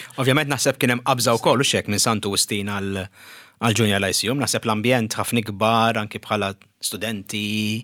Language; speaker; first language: Maltese; native; Maltese